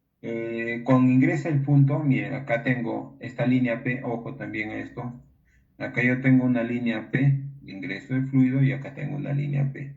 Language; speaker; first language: Spanish; native; Spanish